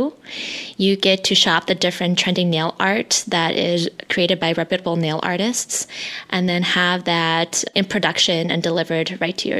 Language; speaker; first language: English; early bilingual, other home language; Hmong